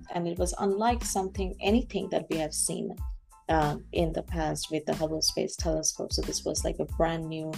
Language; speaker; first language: English; non-native, local second language; Bangla